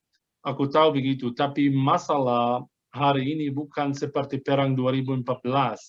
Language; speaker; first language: Indonesian; non-native, fluent; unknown